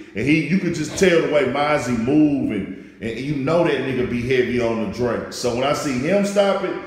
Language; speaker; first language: English; native; English